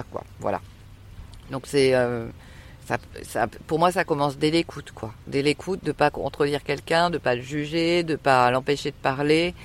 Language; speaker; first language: French; native; French